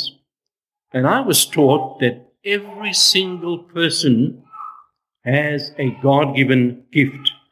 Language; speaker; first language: English; native; English